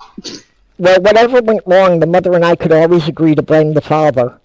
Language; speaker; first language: English; native; English